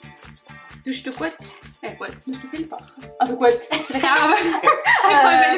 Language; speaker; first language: German; native; German